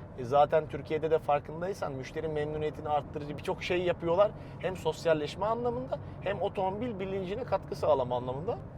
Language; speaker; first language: Turkish; native; Turkish